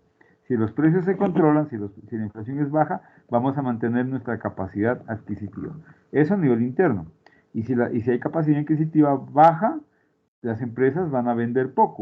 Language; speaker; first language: Spanish; native; Spanish